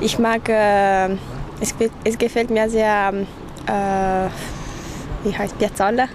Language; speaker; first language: German; non-native, fluent; Italian